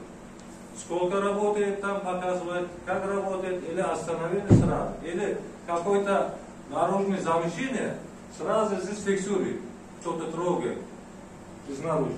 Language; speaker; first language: Russian; non-native, local second language; Uzbek